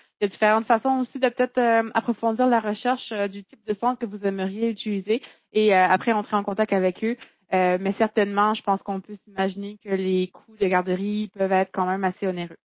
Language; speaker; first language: French; native; French